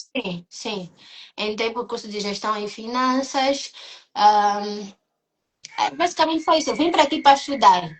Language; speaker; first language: Portuguese; native; Portuguese